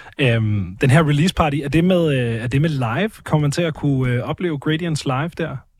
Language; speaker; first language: Danish; native; Danish